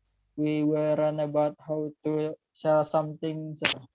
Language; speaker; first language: English; non-native, learner; Indonesian